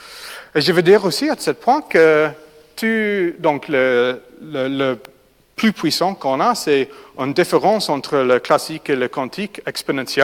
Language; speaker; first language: French; non-native, fluent; English